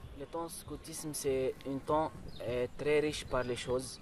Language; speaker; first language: French; non-native, learner; Arabic